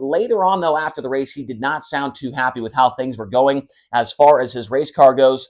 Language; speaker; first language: English; native; English